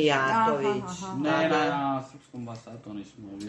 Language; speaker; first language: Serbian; early bilingual, heritage; Spanish